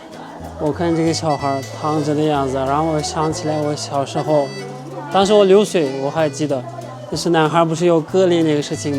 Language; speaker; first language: Chinese; non-native, local second language; Uyghur